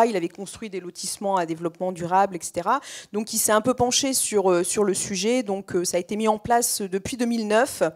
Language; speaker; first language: French; native; French